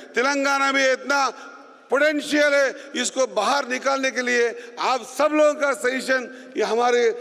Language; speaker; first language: Hindi; non-native, local second language; Telugu